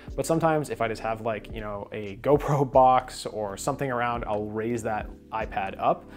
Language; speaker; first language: English; native; English